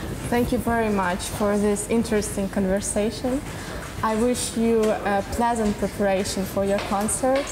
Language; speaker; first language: English; non-native, fluent; Ukrainian